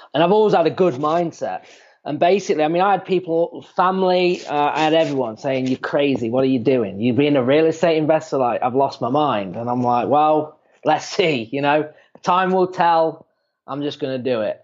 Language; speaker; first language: English; native; English